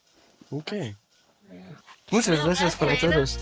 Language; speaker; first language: Spanish; non-native, learner; French